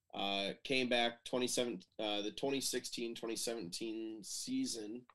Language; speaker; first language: English; native; English